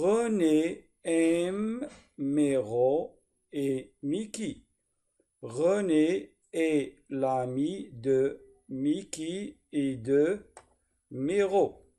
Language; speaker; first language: French; non-native, fluent; Arabic